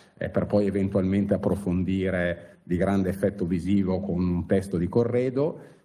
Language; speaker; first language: Italian; native; Italian